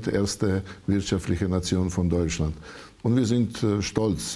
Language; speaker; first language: German; non-native, learner; Croatian